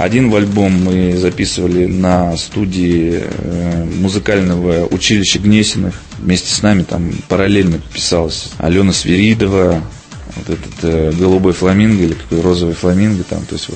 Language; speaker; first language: Russian; native; Russian